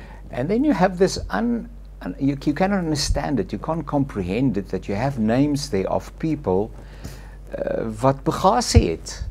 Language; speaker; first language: English; non-native, local second language; Afrikaans